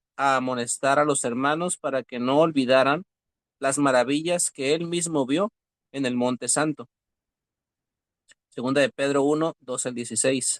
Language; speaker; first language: Spanish; native; Spanish